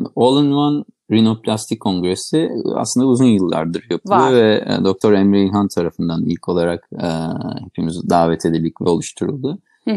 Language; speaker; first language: Turkish; native; Turkish